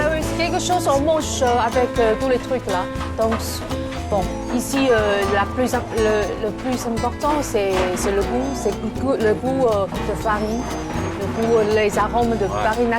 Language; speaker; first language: French; non-native, fluent; Chinese